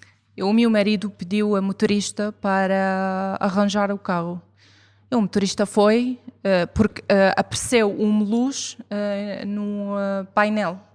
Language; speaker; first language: Portuguese; non-native, fluent; Arabic